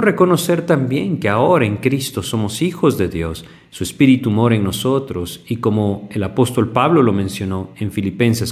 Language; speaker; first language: Spanish; native; Spanish